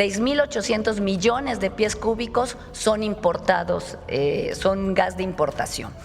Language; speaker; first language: Spanish; native; Spanish